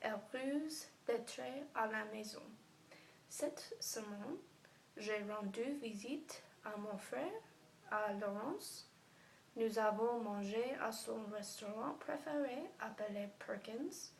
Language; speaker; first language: French; non-native, learner; English